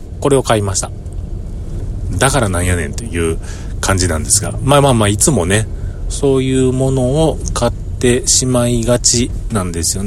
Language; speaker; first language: Japanese; native; Japanese